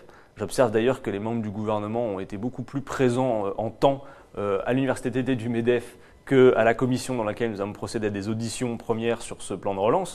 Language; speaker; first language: French; native; French